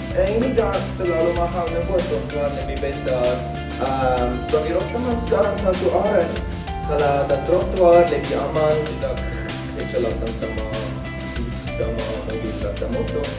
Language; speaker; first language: Indonesian; non-native, learner; English